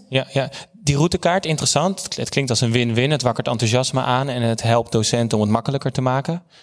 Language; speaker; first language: Dutch; native; Dutch